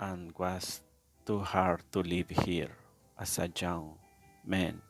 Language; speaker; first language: English; non-native, learner; Spanish